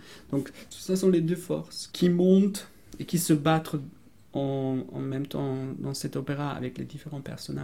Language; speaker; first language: French; non-native, fluent; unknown